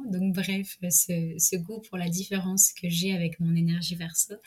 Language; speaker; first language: French; native; French